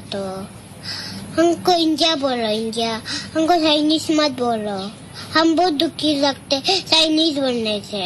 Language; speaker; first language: Hindi; non-native, local second language; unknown